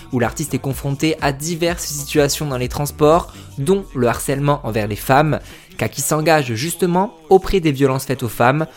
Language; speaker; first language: French; native; French